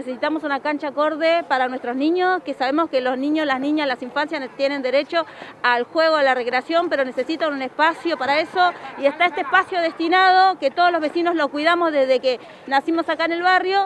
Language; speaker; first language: Spanish; native; Spanish